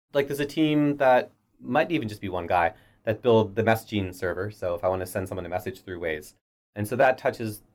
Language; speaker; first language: English; native; English